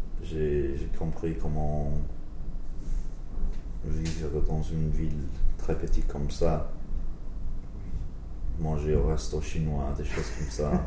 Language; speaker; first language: French; non-native, learner; English